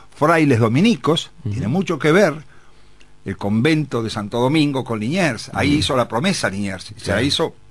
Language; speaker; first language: Spanish; native; Spanish